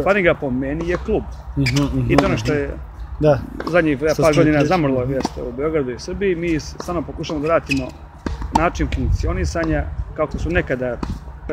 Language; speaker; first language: Serbian; native; Serbian